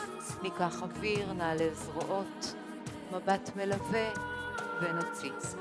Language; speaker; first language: Hebrew; native; Hebrew